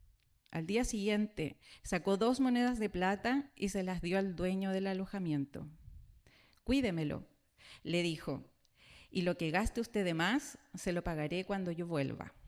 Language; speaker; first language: Spanish; native; Spanish